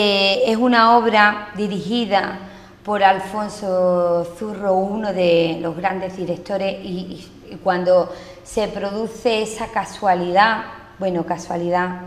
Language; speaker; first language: Spanish; native; Spanish